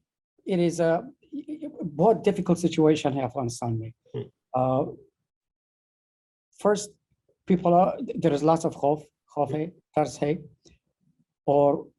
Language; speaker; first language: Hindi; non-native, learner; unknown